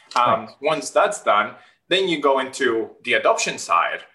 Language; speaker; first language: English; non-native, fluent; Spanish